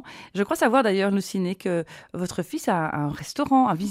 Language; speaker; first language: French; native; French